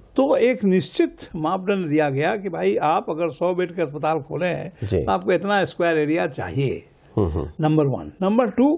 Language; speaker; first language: Hindi; native; Hindi